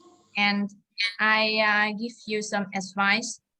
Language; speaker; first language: English; non-native, learner; Vietnamese